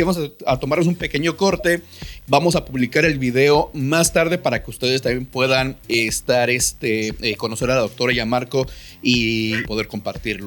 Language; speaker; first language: Spanish; native; Spanish